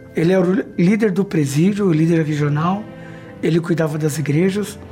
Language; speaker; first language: Portuguese; native; Portuguese